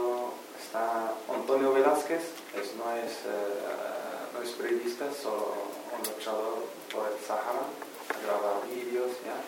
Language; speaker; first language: Spanish; non-native, learner; Arabic